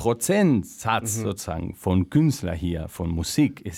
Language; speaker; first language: German; non-native, fluent; Spanish